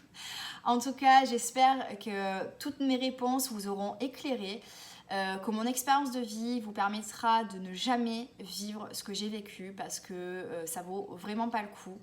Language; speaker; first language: French; native; French